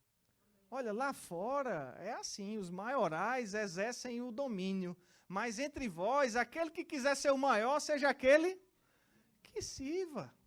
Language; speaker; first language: Portuguese; native; Portuguese